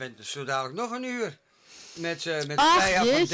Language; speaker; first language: Dutch; native; Dutch